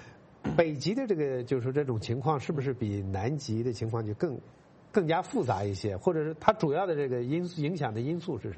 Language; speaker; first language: Chinese; native; Chinese